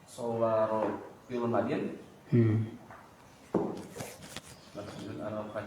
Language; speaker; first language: Arabic; non-native, learner; Indonesian